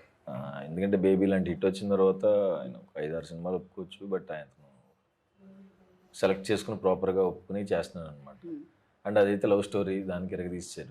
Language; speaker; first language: Telugu; native; Telugu